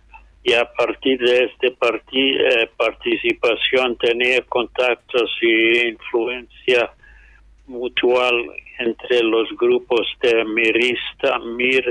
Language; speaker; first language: Spanish; non-native, fluent; English